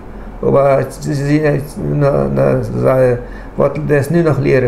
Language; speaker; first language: German; non-native, local second language; Low German